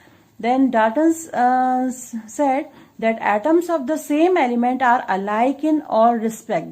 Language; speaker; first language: English; non-native, local second language; Hindi